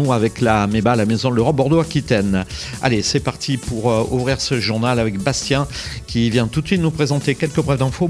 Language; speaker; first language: French; native; French